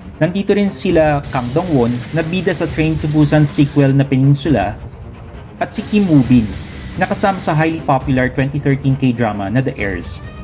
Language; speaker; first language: Filipino; native; Filipino